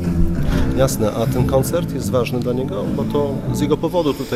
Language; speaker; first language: Polish; native; Polish